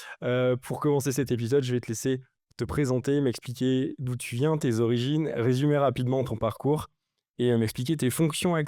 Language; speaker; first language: French; native; French